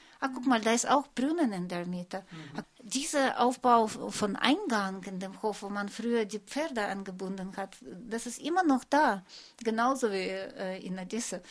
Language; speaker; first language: German; non-native, fluent; Russian